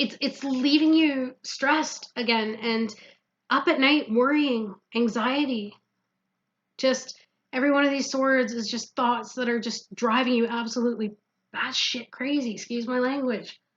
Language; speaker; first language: English; native; English